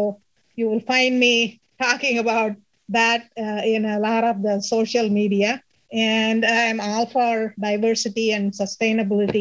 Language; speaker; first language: English; non-native, local second language; Tamil